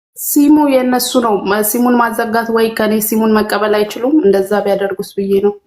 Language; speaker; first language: Amharic; native; Amharic